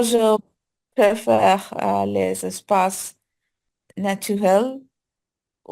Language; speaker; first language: French; non-native, learner; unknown